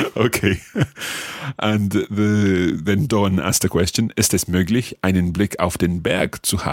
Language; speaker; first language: German; non-native, fluent; English